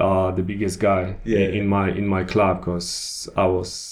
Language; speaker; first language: English; non-native, learner; Polish